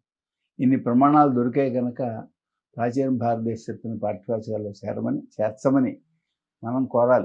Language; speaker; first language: Telugu; native; Telugu